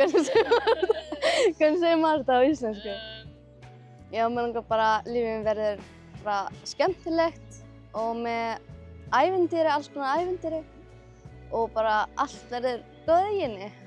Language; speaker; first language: Icelandic; non-native, learner; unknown